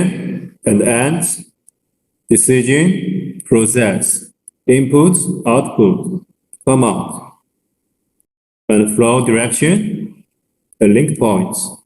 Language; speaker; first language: English; non-native, learner; Chinese